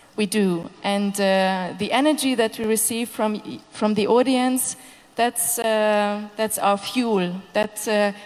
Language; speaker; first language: English; non-native, fluent; Hungarian